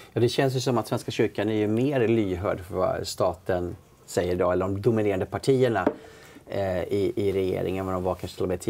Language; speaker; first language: Swedish; native; Swedish